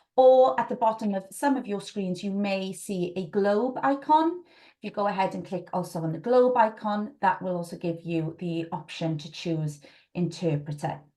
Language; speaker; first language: English; native; English